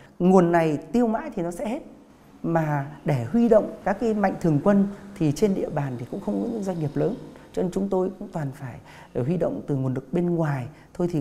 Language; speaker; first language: Vietnamese; native; Vietnamese